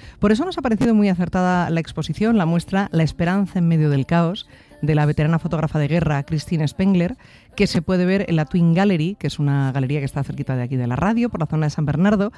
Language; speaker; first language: Spanish; native; Spanish